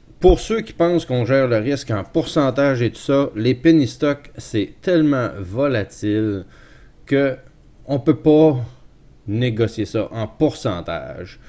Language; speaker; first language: French; native; French